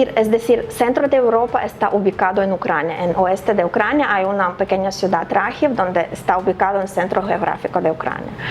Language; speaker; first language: Spanish; non-native, fluent; Ukrainian